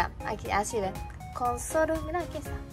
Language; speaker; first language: Spanish; non-native, learner; Japanese